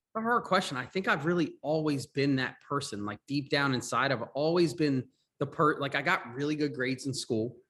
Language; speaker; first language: English; native; English